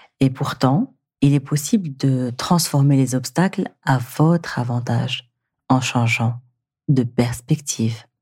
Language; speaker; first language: French; native; French